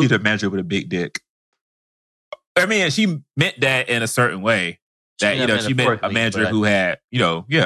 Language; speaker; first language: English; native; English